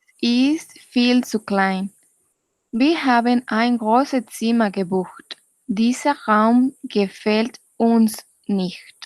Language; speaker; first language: German; non-native, learner; Spanish